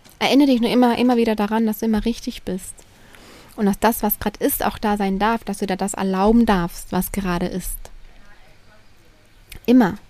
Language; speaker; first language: German; native; German